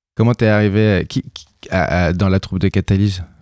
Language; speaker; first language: French; native; French